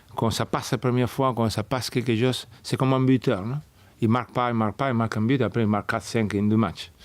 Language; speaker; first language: French; non-native, fluent; Spanish